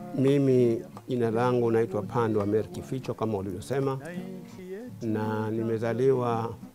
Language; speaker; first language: Swahili; native; Swahili